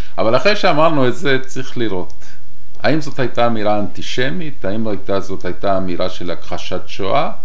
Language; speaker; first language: Hebrew; non-native, fluent; Spanish